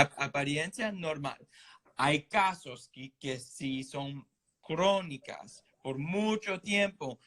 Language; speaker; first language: Spanish; non-native, fluent; English